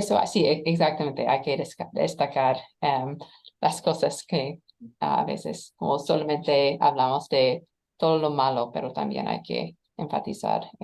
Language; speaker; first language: Spanish; non-native, fluent; English